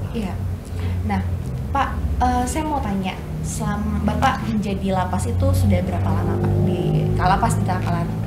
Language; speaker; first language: Indonesian; native; Indonesian